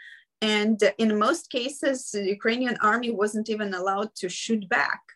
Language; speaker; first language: English; non-native, fluent; Ukrainian